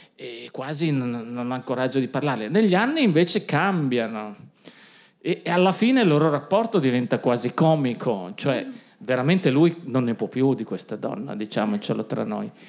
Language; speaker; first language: Italian; native; Italian